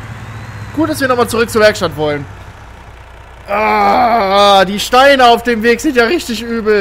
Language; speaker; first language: German; native; German